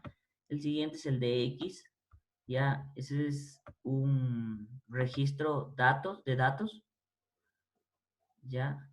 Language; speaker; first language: Spanish; native; Spanish